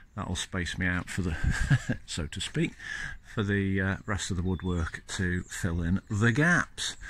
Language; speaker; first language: English; native; English